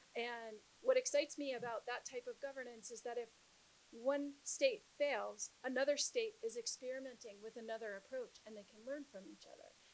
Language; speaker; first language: English; native; English